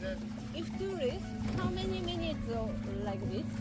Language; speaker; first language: English; non-native, learner; Japanese